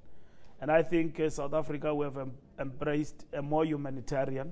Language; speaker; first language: English; non-native, local second language; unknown